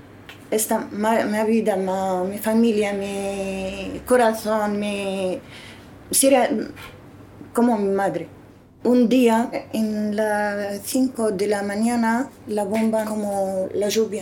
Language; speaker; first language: Spanish; non-native, learner; Arabic